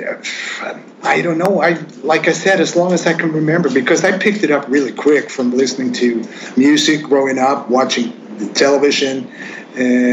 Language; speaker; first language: English; non-native, fluent; Swedish